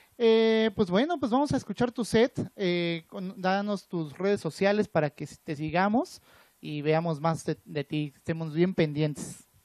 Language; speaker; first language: Spanish; native; Spanish